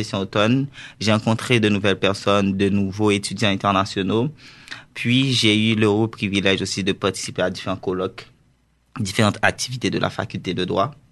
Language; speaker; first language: French; non-native, local second language; Haitian Creole